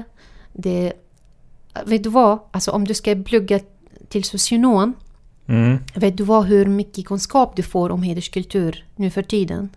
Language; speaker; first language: Swedish; non-native, fluent; Arabic